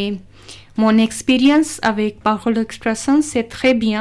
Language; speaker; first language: French; non-native, learner; Urdu